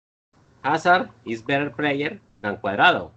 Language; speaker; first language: English; non-native, learner; Spanish